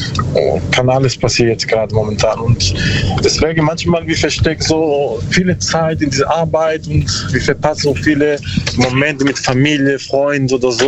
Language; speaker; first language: German; non-native, learner; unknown